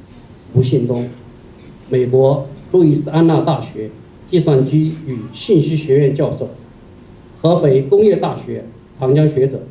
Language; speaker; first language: Chinese; native; Chinese